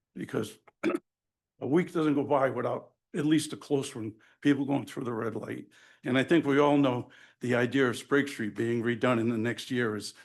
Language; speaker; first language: English; native; English